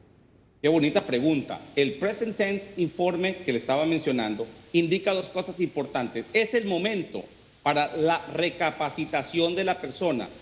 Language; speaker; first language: Spanish; native; Spanish